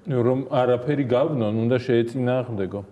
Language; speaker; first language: Georgian; native; Georgian